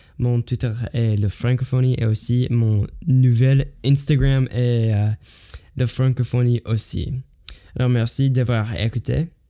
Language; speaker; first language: French; non-native, learner; English